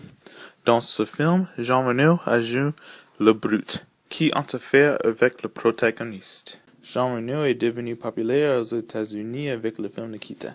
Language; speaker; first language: French; non-native, learner; English